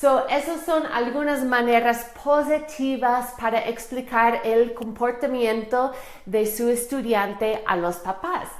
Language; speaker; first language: Spanish; non-native, fluent; English